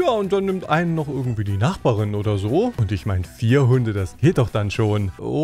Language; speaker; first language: German; native; German